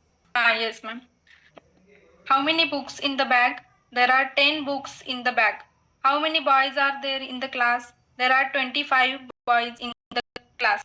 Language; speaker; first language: English; non-native, learner; Marathi